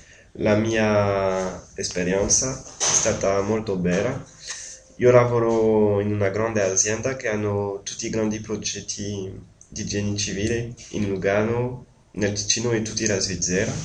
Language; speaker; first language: Italian; non-native, learner; French